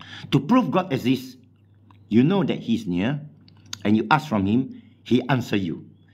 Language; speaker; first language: English; non-native, local second language; Min Nan Chinese